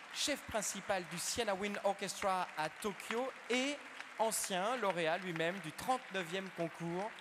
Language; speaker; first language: French; native; French